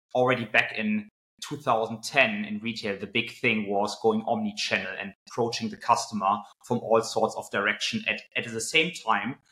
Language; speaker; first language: English; non-native, fluent; German